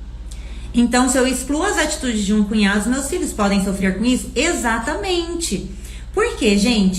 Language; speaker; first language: Portuguese; native; Portuguese